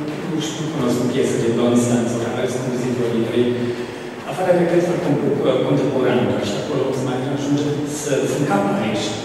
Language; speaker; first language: Romanian; non-native, fluent; German